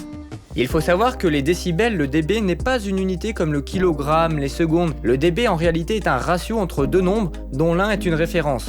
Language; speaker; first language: French; native; French